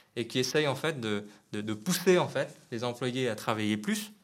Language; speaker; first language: French; non-native, fluent; Vietnamese